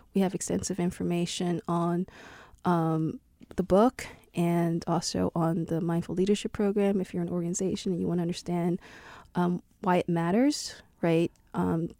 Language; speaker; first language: English; native; English